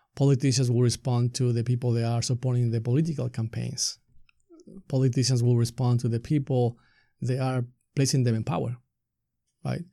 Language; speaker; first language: English; non-native, fluent; Spanish